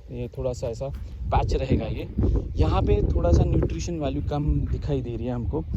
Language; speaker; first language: Hindi; non-native, local second language; Marathi